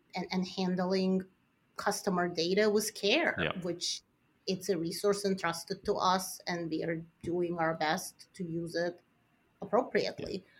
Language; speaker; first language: English; early bilingual, other home language; Russian